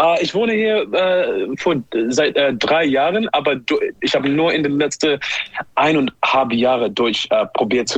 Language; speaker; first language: German; non-native, learner; English